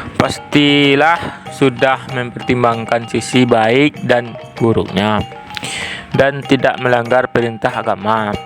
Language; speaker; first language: Malay; non-native, local second language; Minangkabau